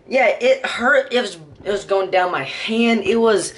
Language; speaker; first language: English; native; English